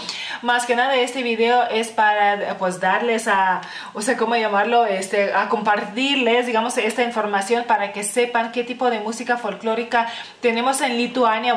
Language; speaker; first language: Spanish; non-native, fluent; Lithuanian